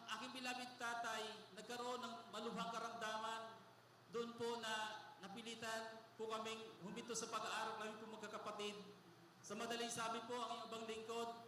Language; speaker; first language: Filipino; non-native, local second language; Bikol